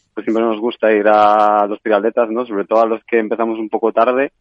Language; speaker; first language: Spanish; native; Spanish